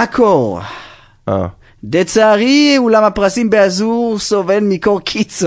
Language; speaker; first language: Hebrew; native; Hebrew